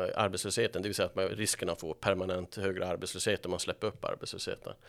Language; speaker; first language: Swedish; native; Swedish